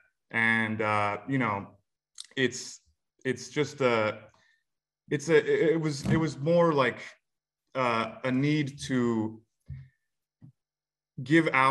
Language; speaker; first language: English; native; English